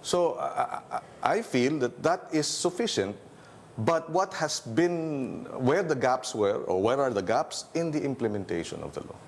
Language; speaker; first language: English; non-native, local second language; Filipino